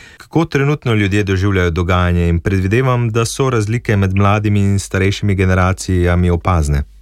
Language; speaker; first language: Slovenian; native; Slovenian